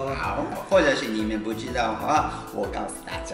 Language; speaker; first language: Chinese; non-native, learner; Japanese